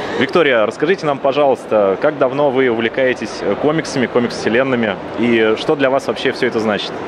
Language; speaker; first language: Russian; native; Russian